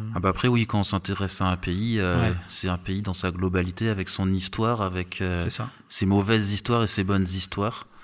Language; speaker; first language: French; native; French